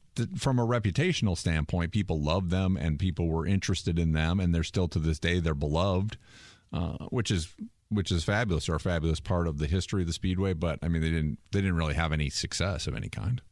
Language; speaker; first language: English; native; English